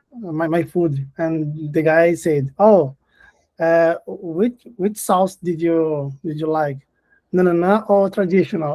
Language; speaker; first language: English; non-native, learner; Portuguese